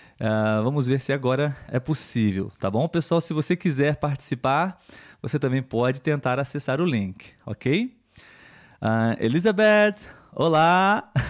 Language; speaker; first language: Portuguese; native; Portuguese